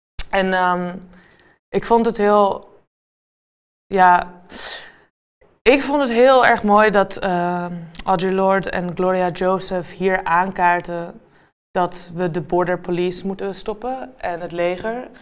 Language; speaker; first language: Dutch; native; Dutch